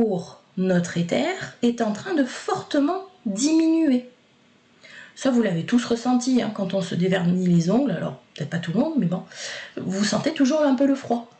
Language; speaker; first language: French; native; French